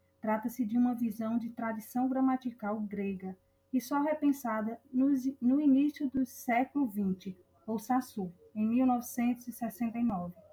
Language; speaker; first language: Portuguese; native; Portuguese